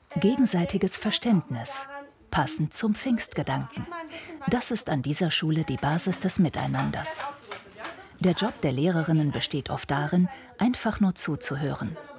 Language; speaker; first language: German; native; German